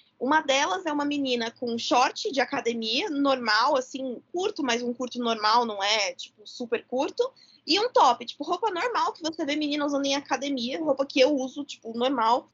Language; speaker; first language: Portuguese; native; Portuguese